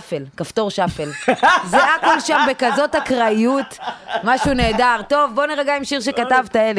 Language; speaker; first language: Hebrew; native; Hebrew